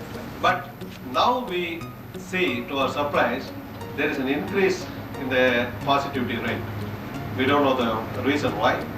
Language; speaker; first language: English; non-native, local second language; Tamil